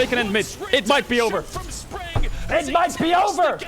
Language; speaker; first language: English; native; English